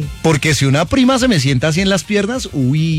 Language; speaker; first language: Spanish; native; Spanish